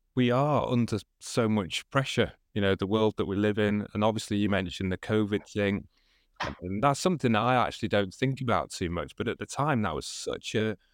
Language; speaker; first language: English; native; English